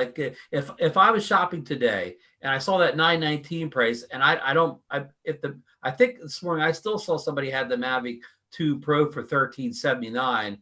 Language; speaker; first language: English; native; English